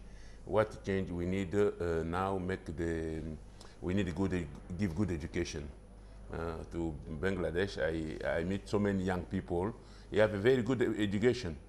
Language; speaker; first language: English; non-native, learner; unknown